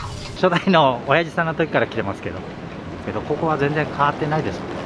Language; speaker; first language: Japanese; native; Japanese